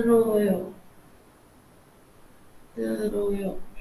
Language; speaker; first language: Korean; non-native, learner; Indonesian